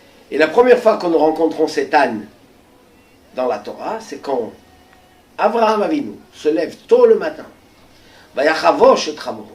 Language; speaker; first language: French; native; French